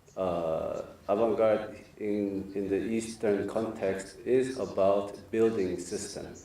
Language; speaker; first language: English; non-native, learner; Korean